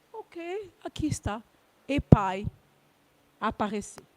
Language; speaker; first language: Portuguese; non-native, learner; Luba-Lulua